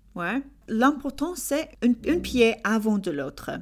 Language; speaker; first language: French; non-native, learner; English